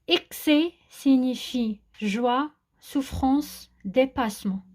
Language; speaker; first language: French; non-native, local second language; Arabic